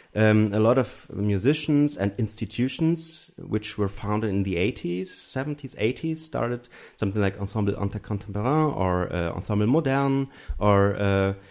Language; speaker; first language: English; non-native, fluent; German